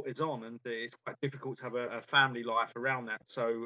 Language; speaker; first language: English; native; English